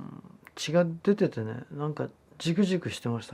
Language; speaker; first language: Japanese; native; Japanese